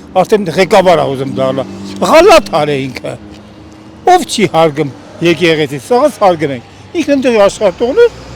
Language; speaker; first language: Armenian; native; Armenian